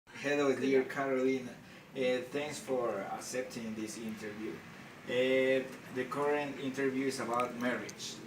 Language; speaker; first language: English; non-native, learner; Spanish